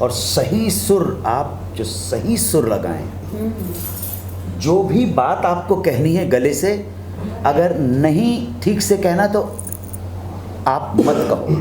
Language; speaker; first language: Hindi; native; Hindi